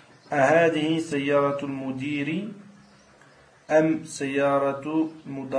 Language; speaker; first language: Arabic; non-native, learner; French